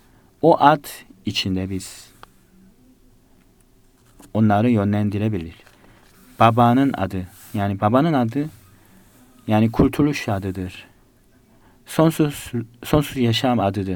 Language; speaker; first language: Turkish; non-native, fluent; Korean